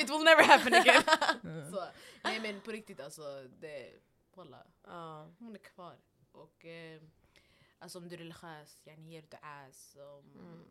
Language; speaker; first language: Swedish; non-native, local second language; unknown